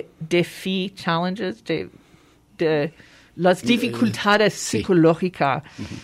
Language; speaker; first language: Spanish; non-native, fluent; French